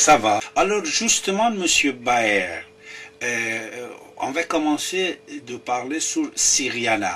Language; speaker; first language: French; non-native, fluent; Persian